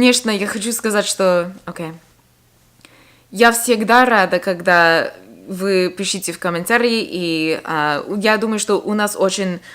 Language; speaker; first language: Russian; non-native, fluent; English